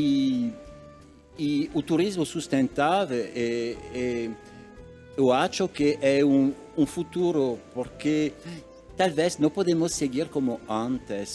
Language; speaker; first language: Portuguese; non-native, learner; French